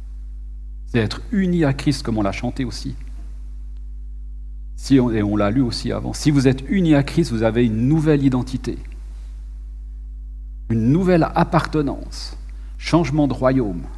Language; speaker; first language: French; native; French